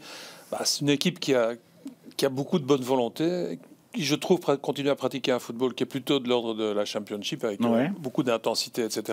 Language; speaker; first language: French; native; French